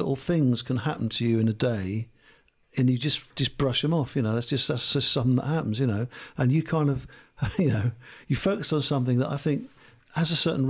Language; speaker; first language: English; native; English